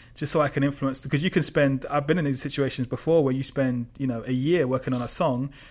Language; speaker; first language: English; native; English